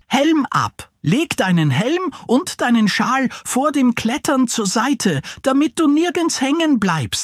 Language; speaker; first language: German; native; German